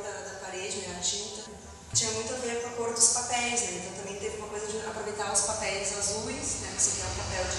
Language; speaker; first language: Portuguese; native; Portuguese